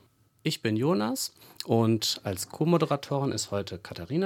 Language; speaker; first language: German; native; German